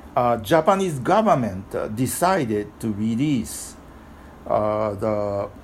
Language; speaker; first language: English; non-native, fluent; Japanese